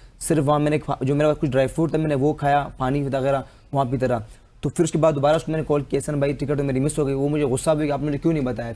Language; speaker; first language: Urdu; non-native, local second language; Pashto